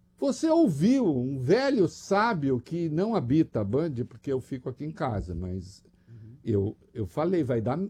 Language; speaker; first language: Portuguese; native; Portuguese